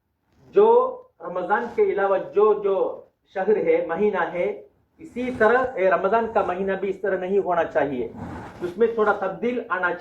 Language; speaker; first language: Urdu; non-native, local second language; Tamil